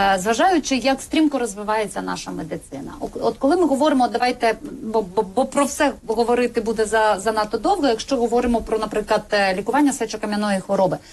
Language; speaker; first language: Ukrainian; non-native, local second language; Russian